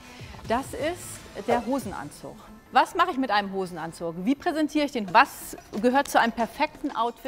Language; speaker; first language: German; native; German